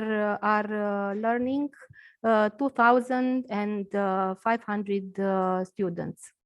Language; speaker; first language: English; non-native, learner; Romanian